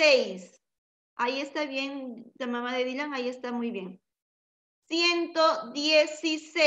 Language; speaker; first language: Spanish; native; Spanish